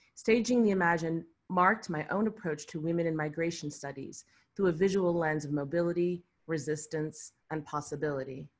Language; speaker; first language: English; early bilingual, other home language; Arabic